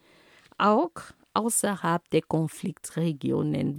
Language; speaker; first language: German; non-native, fluent; Ghomala